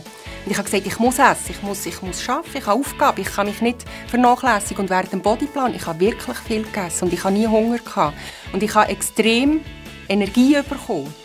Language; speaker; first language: German; non-native, fluent; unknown